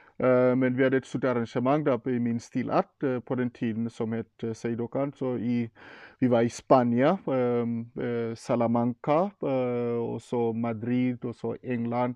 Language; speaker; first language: Norwegian; non-native, fluent; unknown